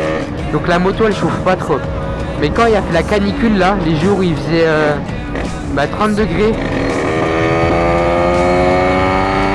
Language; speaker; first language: French; native; French